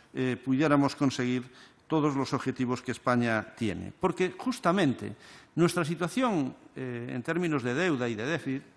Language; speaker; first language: Spanish; native; Spanish